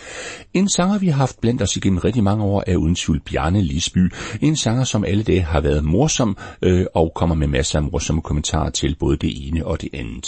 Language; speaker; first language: Danish; native; Danish